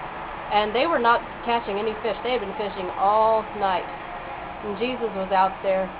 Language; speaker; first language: English; native; English